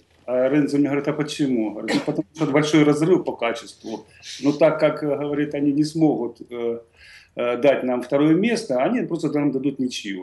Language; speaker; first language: Russian; native; Russian